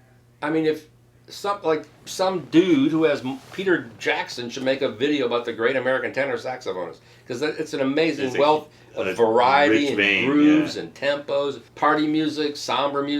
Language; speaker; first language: English; native; English